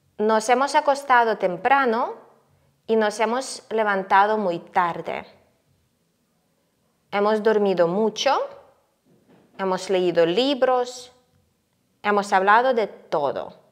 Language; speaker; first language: Spanish; non-native, fluent; Ukrainian